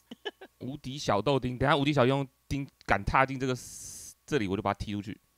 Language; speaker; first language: Chinese; native; Chinese